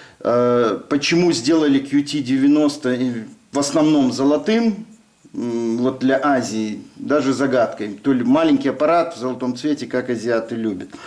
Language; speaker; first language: Russian; native; Russian